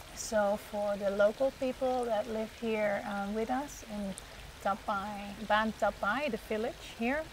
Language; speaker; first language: English; non-native, fluent; Dutch